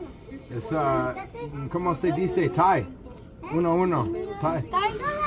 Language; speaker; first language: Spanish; non-native, learner; English